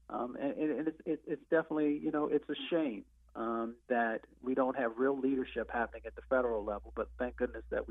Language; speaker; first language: English; native; English